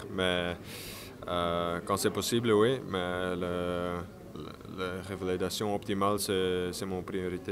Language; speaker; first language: French; non-native, learner; Dutch